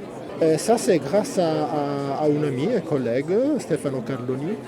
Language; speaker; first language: French; non-native, fluent; Italian